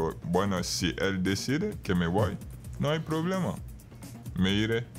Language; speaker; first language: Spanish; non-native, fluent; Bambara